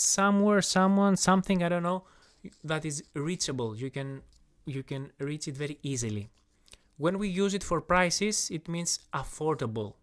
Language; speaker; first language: English; non-native, fluent; Greek